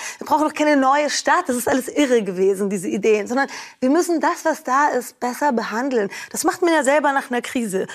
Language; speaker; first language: German; native; German